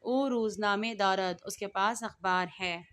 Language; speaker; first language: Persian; non-native, fluent; Urdu